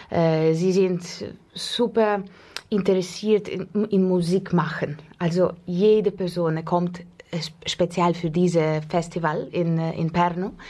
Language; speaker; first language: German; non-native, learner; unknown